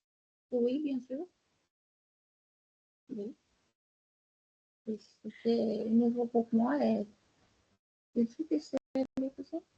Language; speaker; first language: French; non-native, fluent; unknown